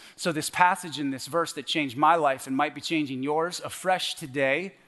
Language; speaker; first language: English; native; English